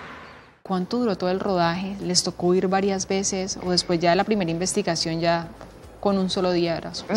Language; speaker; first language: Spanish; native; Spanish